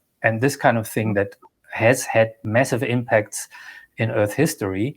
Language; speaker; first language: English; non-native, fluent; German